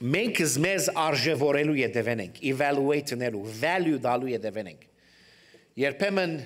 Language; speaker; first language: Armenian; early bilingual, heritage; Armenian